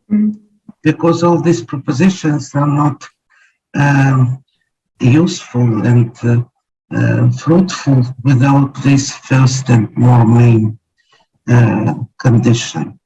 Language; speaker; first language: English; non-native, learner; Ukrainian